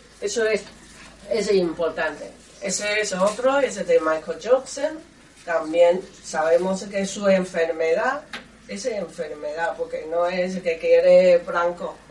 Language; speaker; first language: Spanish; non-native, learner; Chinese